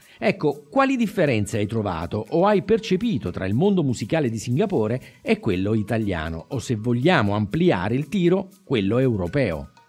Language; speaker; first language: Italian; native; Italian